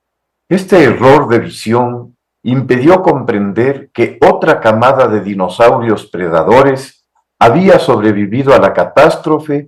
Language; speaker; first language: Spanish; native; Spanish